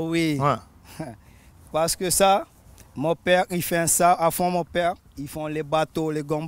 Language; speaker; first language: French; non-native, local second language; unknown